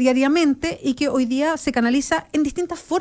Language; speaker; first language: Spanish; native; Spanish